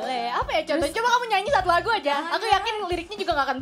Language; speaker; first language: Indonesian; native; Indonesian